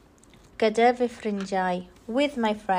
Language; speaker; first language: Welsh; non-native, local second language; English